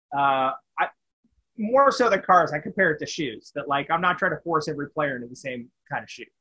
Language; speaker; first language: English; native; English